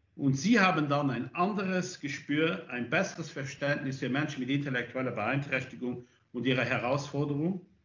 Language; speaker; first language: German; native; German